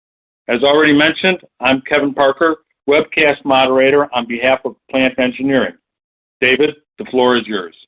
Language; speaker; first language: English; native; English